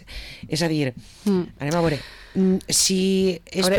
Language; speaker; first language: Catalan; native; Catalan